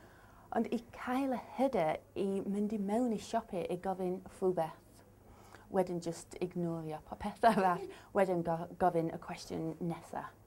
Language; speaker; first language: Welsh; non-native, learner; English